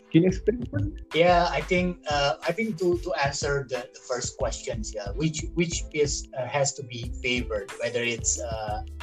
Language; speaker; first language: English; non-native, fluent; Indonesian